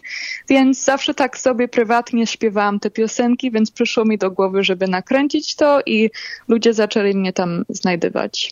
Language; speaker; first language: Polish; early bilingual, heritage; Polish